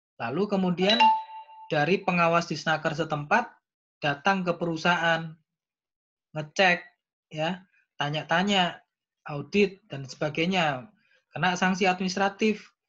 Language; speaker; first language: Indonesian; native; Indonesian